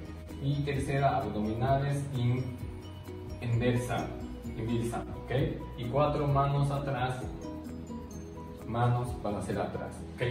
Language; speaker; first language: Spanish; non-native, learner; Japanese